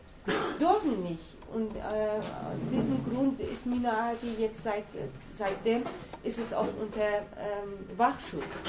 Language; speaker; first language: German; non-native, fluent; Persian